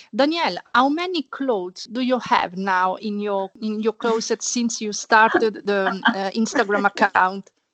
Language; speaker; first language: English; non-native, fluent; Italian